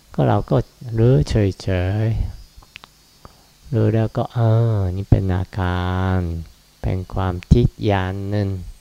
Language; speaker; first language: Thai; non-native, fluent; Japanese